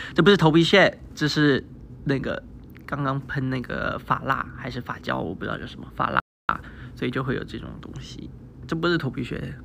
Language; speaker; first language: Chinese; early bilingual, heritage; Chinese